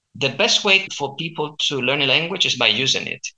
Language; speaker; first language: English; non-native, fluent; Spanish